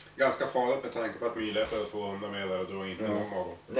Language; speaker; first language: Swedish; native; Swedish